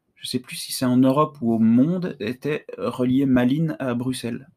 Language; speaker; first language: French; native; French